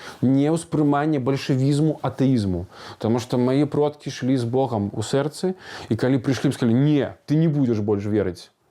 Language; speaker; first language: Belarusian; non-native, local second language; Russian